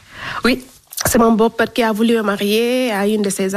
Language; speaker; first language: French; non-native, local second language; Fula